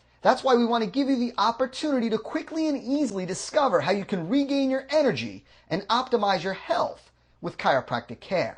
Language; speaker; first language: English; native; English